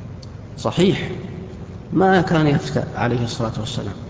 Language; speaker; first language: Arabic; native; Arabic